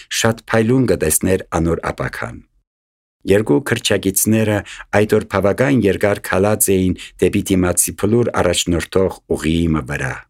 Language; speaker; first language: Armenian; native; Armenian